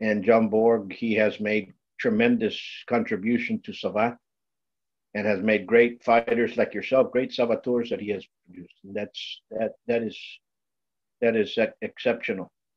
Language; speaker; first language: English; native; English